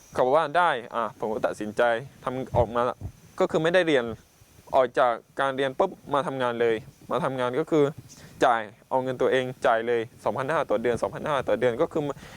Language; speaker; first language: Thai; non-native, local second language; Pattani Malay